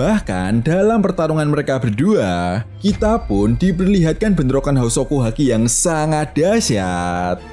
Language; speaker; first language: Indonesian; native; Indonesian